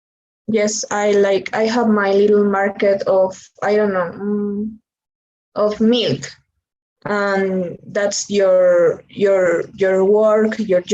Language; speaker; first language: English; non-native, learner; Spanish